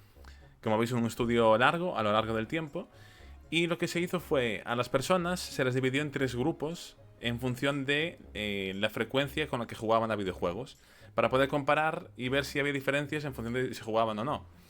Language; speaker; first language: Spanish; native; Spanish